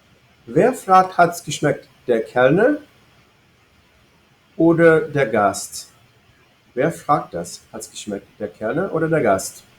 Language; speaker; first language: German; non-native, fluent; English